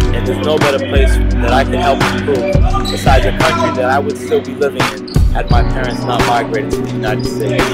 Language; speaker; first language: English; native; English